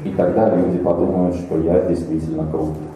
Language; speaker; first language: Russian; native; Russian